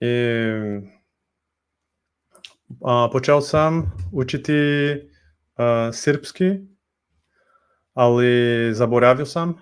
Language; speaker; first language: Ukrainian; non-native, learner; Portuguese